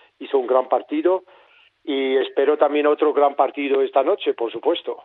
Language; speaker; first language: Spanish; non-native, fluent; German